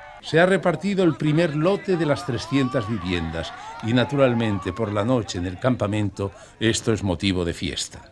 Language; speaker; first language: Spanish; native; Spanish